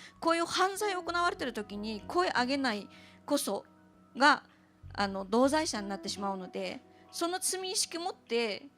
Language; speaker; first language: Japanese; non-native, fluent; Uyghur